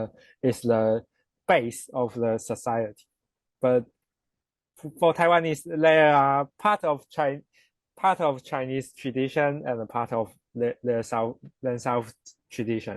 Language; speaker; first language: English; non-native, learner; Chinese